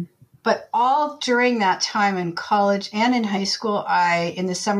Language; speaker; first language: English; native; English